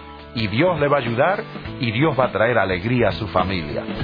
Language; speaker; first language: Spanish; native; Spanish